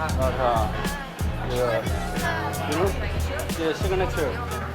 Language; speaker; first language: English; non-native, learner; Korean